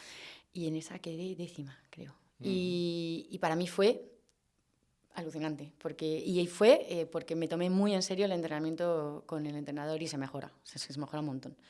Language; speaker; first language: Spanish; native; Spanish